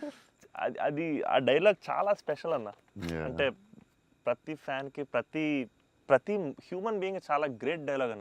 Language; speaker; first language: Telugu; native; Telugu